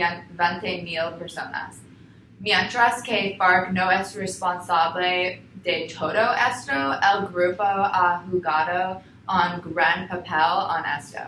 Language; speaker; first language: Spanish; non-native, learner; English